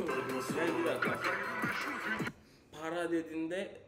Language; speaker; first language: Turkish; non-native, learner; English